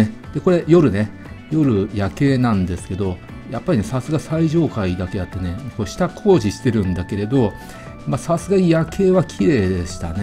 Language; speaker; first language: Japanese; native; Japanese